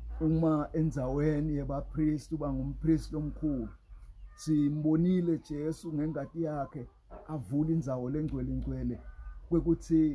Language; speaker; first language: Zulu; non-native, local second language; Swati